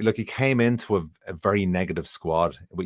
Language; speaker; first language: English; native; English